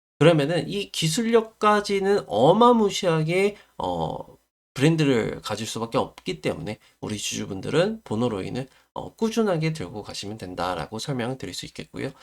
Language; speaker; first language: Korean; native; Korean